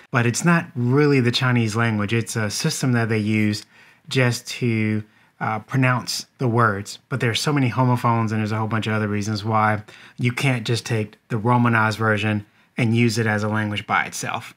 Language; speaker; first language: English; native; English